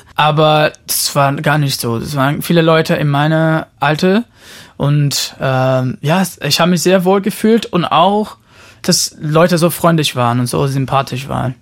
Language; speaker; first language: German; non-native, fluent; Portuguese